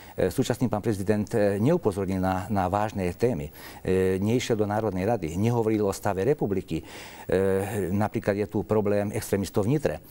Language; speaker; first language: Slovak; non-native, local second language; Hungarian